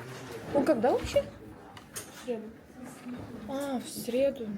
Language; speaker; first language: Russian; native; Russian